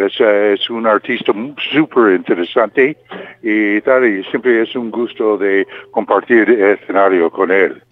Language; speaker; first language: Spanish; non-native, fluent; English